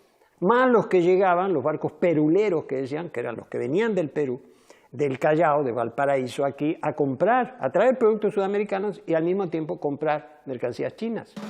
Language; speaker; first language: Spanish; native; Spanish